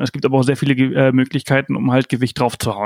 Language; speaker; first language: German; native; German